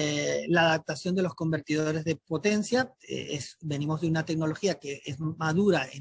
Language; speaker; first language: Spanish; native; Spanish